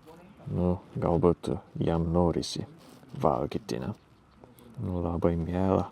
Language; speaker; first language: Lithuanian; non-native, fluent; Japanese